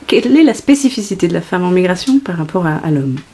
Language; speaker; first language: French; native; French